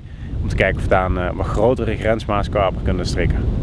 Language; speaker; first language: Dutch; native; Dutch